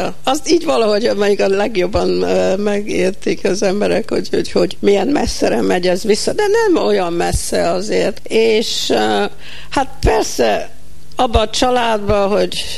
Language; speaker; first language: Hungarian; early bilingual, heritage; Hungarian